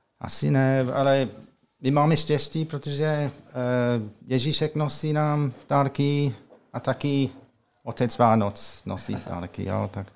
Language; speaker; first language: Czech; non-native, learner; English